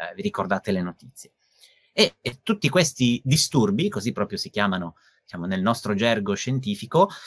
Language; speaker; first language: Italian; native; Italian